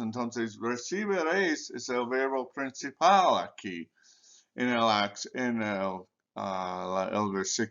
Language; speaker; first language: Spanish; non-native, fluent; English